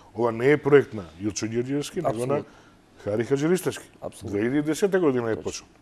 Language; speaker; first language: Macedonian; native; Macedonian